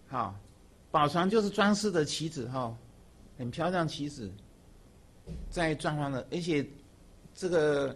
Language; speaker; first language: Chinese; native; Chinese